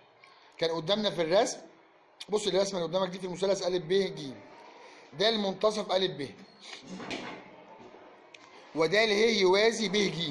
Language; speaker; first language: Arabic; native; Arabic